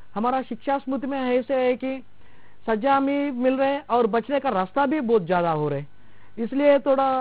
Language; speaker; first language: Hindi; non-native, local second language; Telugu